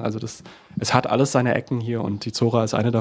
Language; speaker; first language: German; native; German